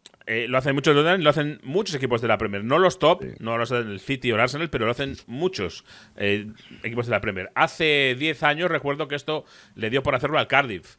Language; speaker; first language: Spanish; native; Spanish